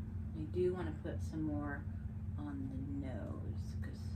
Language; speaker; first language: English; native; English